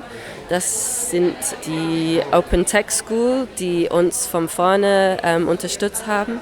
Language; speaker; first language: German; non-native, fluent; English